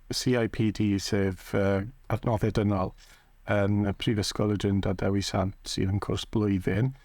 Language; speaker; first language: Welsh; native; Welsh